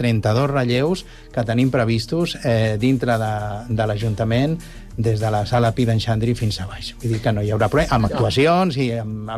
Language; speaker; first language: Catalan; native; Catalan